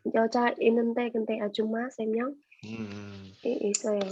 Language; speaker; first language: Korean; non-native, learner; Khmer